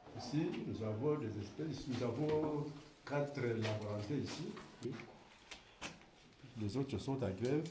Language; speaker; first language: French; non-native, local second language; Swahili